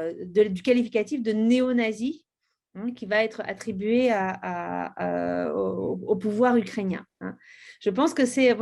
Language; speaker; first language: French; native; French